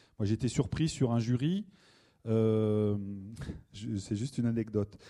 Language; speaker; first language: French; native; French